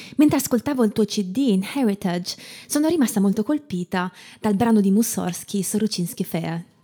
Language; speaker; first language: Italian; native; Italian